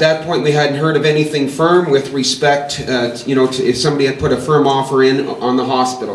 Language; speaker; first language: English; native; English